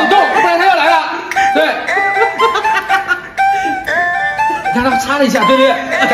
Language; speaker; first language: Chinese; native; Chinese